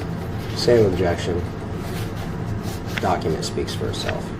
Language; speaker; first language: English; native; English